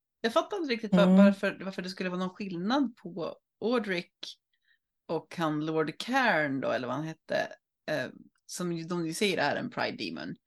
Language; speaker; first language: Swedish; native; Swedish